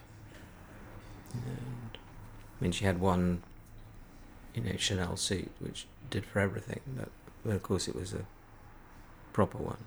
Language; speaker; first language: English; native; English